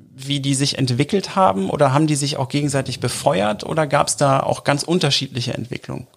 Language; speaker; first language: German; native; German